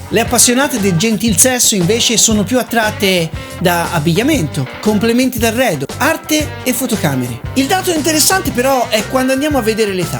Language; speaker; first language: Italian; native; Italian